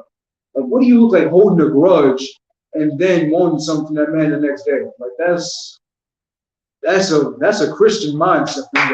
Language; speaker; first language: English; native; English